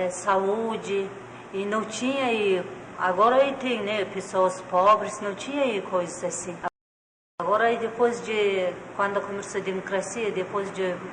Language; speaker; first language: Portuguese; non-native, learner; Mongolian